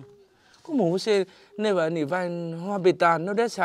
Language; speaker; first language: Portuguese; non-native, learner; Vietnamese